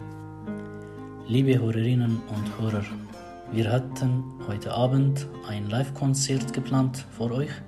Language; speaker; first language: German; non-native, fluent; Kurdish